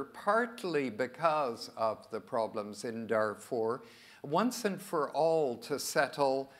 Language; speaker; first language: English; early bilingual, other home language; French